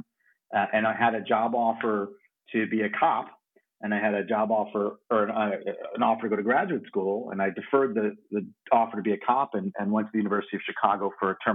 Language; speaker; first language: English; native; English